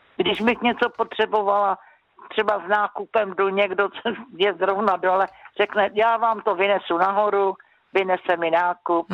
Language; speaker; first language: Czech; native; Czech